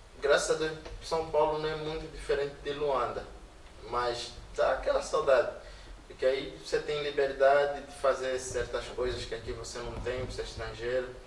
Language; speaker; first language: Portuguese; native; Portuguese